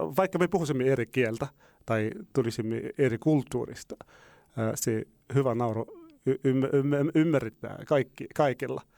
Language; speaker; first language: Finnish; non-native, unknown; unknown